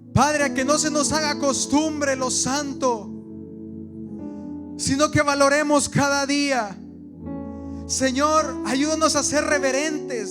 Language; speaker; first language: Spanish; native; Spanish